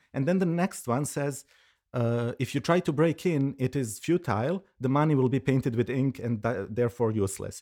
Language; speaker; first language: English; non-native, fluent; Serbian